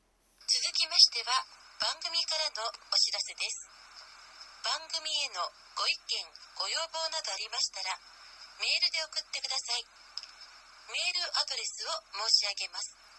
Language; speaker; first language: Japanese; native; Japanese